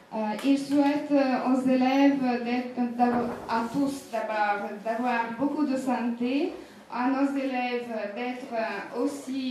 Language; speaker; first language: French; non-native, fluent; Bulgarian